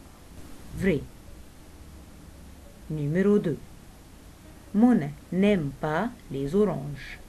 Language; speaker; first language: French; non-native, fluent; Arabic